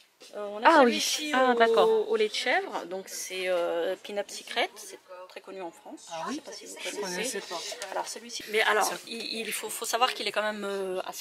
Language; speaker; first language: French; native; French